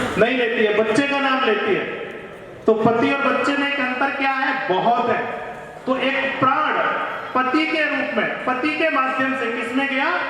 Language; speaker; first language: Hindi; native; Hindi